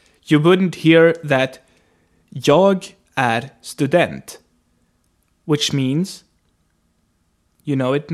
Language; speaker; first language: English; non-native, fluent; Swedish